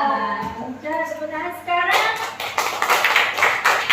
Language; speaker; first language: Indonesian; native; Indonesian